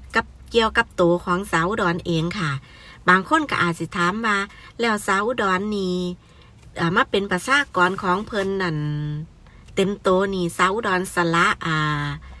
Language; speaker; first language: Thai; native; Thai